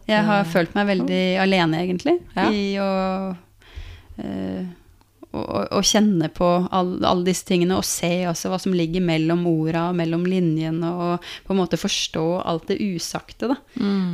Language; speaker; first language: Norwegian; native; Norwegian